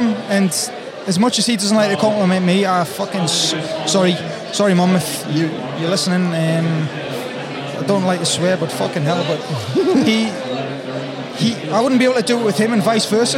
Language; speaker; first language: English; native; English